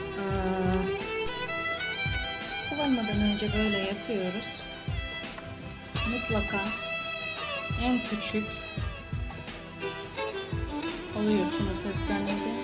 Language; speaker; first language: Turkish; non-native, learner; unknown